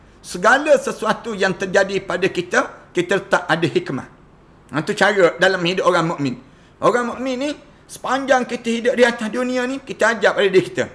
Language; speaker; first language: Malay; native; Malay